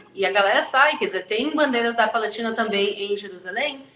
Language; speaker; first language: Portuguese; native; Portuguese